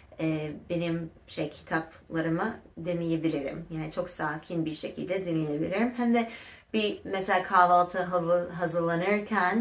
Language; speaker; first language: Turkish; non-native, fluent; English